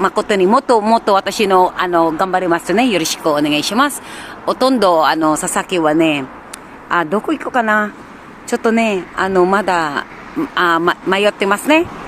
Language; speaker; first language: Japanese; non-native, learner; Filipino